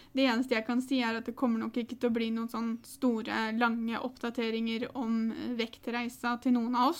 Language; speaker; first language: Norwegian; native; Norwegian